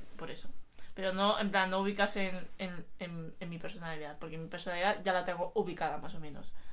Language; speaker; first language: Spanish; early bilingual, other home language; Chinese